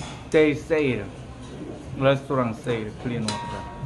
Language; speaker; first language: English; non-native, learner; Korean